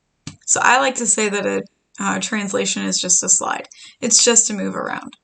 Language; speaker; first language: English; native; English